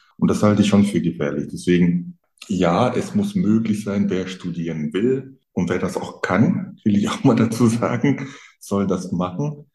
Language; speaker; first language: German; early bilingual, other home language; French